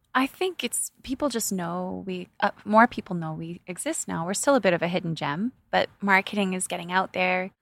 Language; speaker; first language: English; native; English